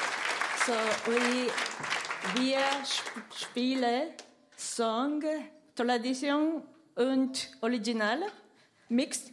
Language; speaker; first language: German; non-native, learner; Japanese